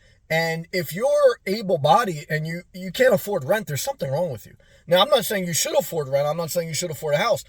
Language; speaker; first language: English; native; English